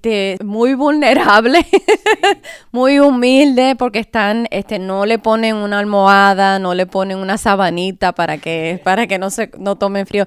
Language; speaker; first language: Spanish; native; Spanish